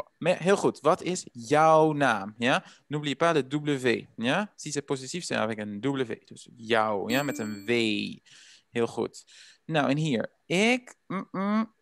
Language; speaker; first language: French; non-native, fluent; Dutch